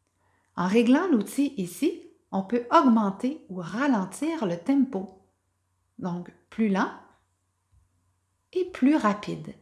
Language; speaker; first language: French; native; French